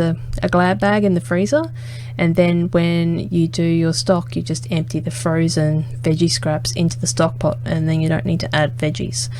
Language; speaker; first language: English; native; English